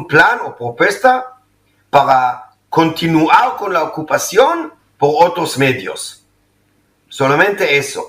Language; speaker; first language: Spanish; non-native, fluent; Hebrew